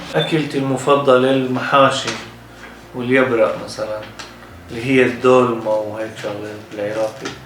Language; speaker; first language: Arabic; native; Arabic